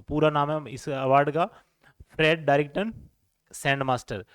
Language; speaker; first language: Hindi; native; Hindi